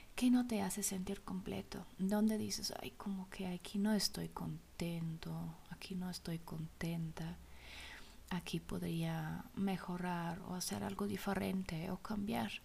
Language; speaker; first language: Spanish; non-native, fluent; German